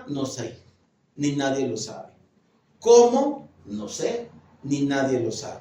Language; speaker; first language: Spanish; native; Spanish